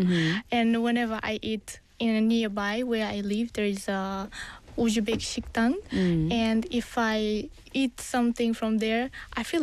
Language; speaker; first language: English; non-native, fluent; Uzbek